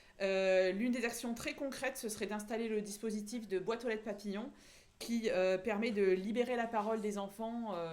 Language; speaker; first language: French; native; French